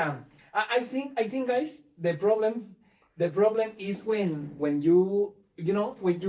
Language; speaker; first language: English; non-native, fluent; Spanish